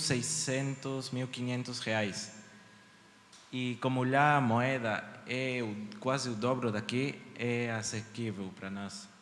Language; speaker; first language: Portuguese; early bilingual, heritage; Portuguese